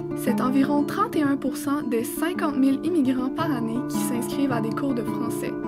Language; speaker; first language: French; native; French